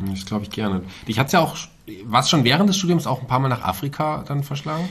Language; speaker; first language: German; native; German